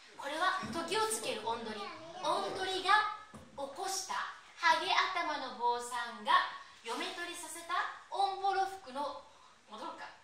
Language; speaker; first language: Japanese; native; Japanese